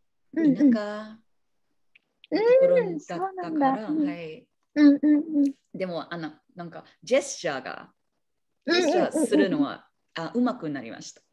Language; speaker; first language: Japanese; non-native, learner; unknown